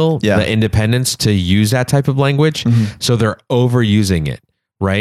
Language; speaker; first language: English; native; English